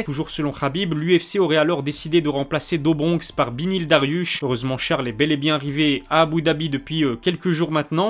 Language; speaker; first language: French; native; French